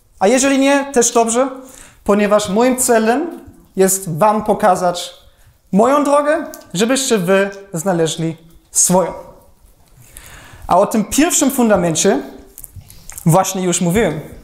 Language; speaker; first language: Polish; non-native, fluent; German